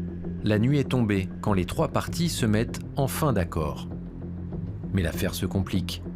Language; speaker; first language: French; native; French